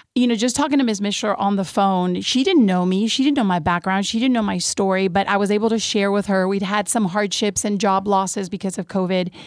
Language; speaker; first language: English; early bilingual, other home language; Spanish